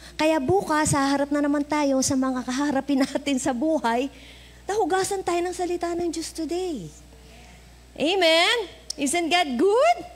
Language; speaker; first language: Filipino; native; Filipino